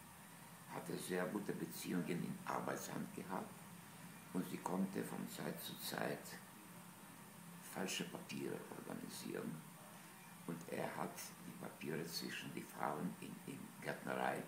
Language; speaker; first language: German; non-native, fluent; Polish